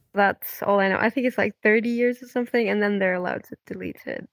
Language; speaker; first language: English; non-native, fluent; Dutch